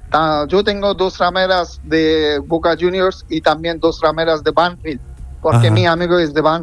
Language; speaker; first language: Spanish; non-native, fluent; Bangla